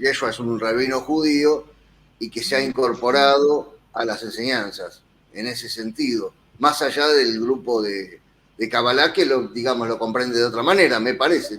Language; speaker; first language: Spanish; native; Spanish